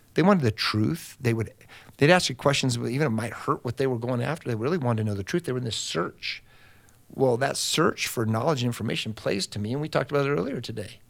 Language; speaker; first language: English; native; English